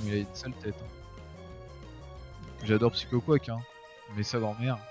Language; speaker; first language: French; native; French